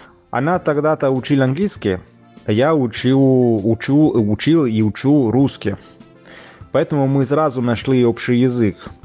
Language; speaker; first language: Russian; non-native, fluent; Italian